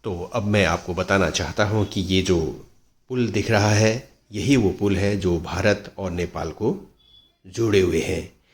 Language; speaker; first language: Hindi; non-native, local second language; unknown